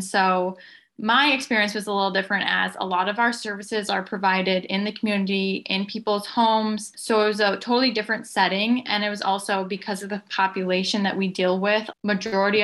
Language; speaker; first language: English; native; English